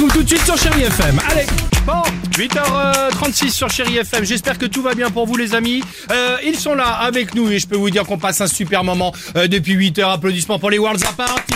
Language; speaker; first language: French; native; French